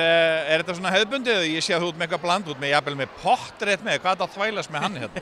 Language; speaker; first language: Icelandic; native; Icelandic